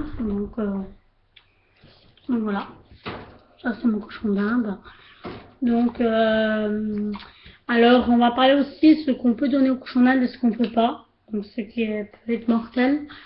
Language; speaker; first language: French; native; French